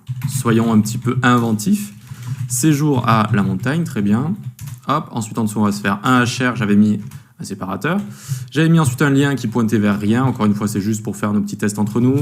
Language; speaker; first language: French; native; French